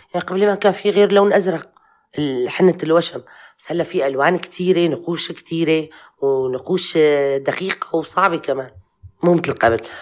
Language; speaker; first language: Arabic; non-native, local second language; Kurdish